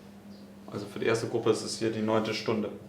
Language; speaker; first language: German; native; German